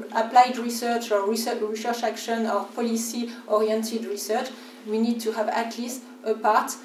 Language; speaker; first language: English; non-native, fluent; French